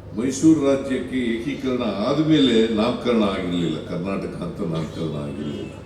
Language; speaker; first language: Kannada; native; Kannada